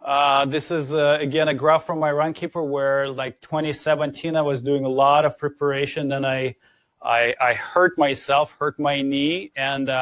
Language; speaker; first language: English; non-native, fluent; Ukrainian